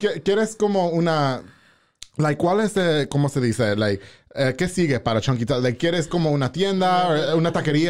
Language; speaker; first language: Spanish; early bilingual, heritage; English